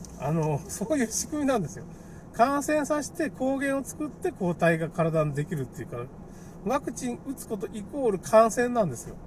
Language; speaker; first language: Japanese; native; Japanese